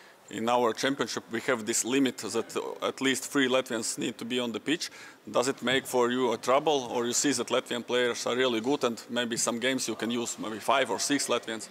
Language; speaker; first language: English; non-native, fluent; Latvian